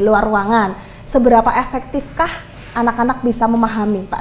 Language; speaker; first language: Indonesian; native; Indonesian